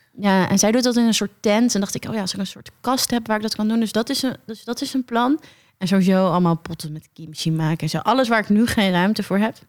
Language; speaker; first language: Dutch; native; Dutch